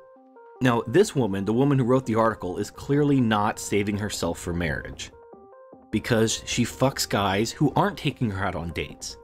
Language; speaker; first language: English; native; English